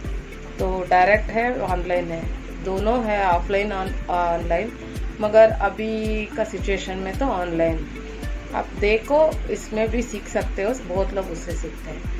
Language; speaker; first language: Hindi; non-native, local second language; Kannada